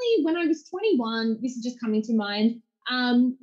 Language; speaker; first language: English; native; English